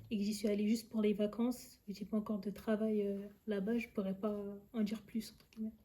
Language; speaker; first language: French; early bilingual, other home language; Lingala